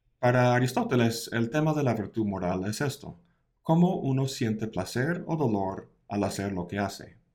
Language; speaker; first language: Spanish; non-native, fluent; English